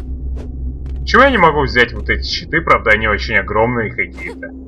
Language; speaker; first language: Russian; native; Russian